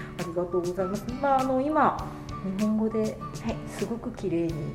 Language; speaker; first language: Japanese; native; Japanese